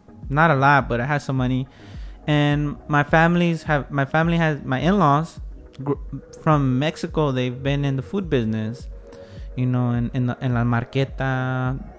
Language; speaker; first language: English; early bilingual, other home language; Spanish